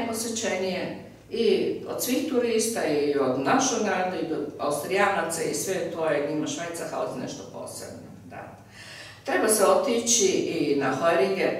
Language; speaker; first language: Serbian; early bilingual, heritage; Serbian